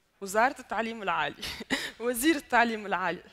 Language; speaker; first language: Arabic; native; Arabic